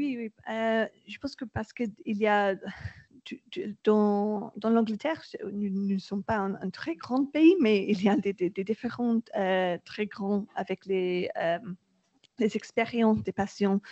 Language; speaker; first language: French; non-native, learner; English